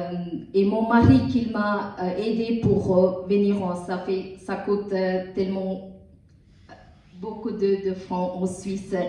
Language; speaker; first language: French; non-native, learner; Tamil